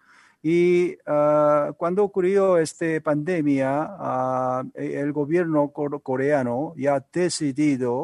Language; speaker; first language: Spanish; non-native, learner; Korean